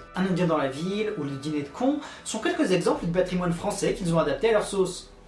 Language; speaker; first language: French; native; French